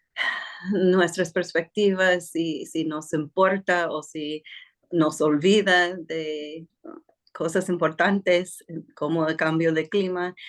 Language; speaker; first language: Spanish; non-native, fluent; English